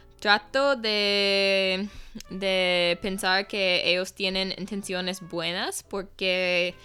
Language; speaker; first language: Spanish; non-native, fluent; English